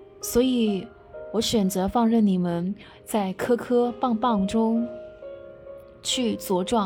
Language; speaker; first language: Chinese; native; Chinese